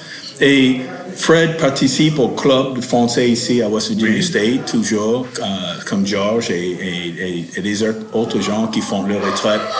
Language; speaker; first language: French; non-native, fluent; English